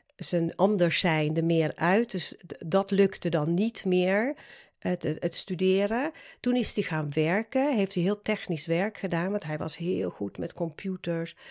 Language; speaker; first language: Dutch; non-native, fluent; Swedish